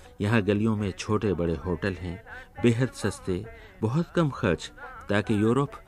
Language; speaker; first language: Urdu; native; Urdu